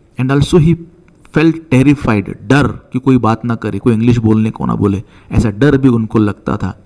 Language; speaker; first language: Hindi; non-native, local second language; Marathi